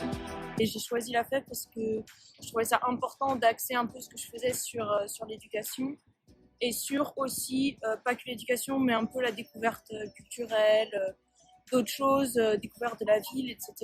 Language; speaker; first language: French; native; French